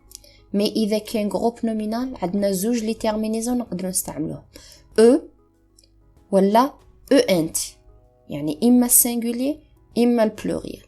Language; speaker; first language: Arabic; native; Arabic